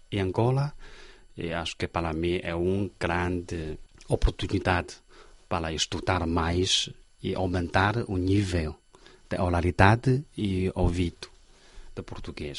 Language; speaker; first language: Portuguese; non-native, learner; Chinese